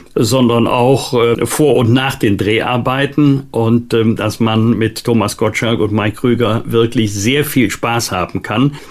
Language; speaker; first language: German; native; German